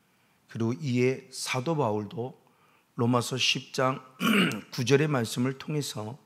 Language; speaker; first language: Korean; native; Korean